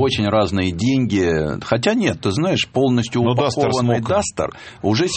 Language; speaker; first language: Russian; native; Russian